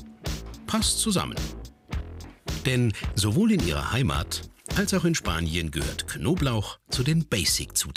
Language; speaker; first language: German; native; German